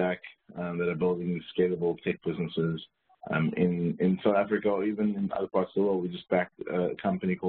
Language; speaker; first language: English; native; English